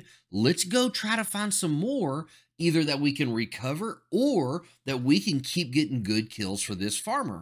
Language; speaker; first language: English; native; English